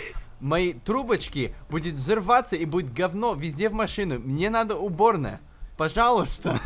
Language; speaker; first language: Russian; early bilingual, heritage; Russian